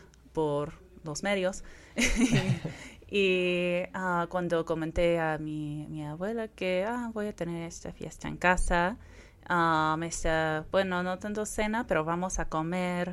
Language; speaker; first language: Spanish; non-native, fluent; English